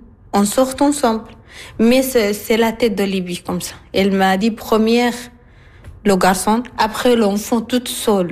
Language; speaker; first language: French; non-native, learner; Arabic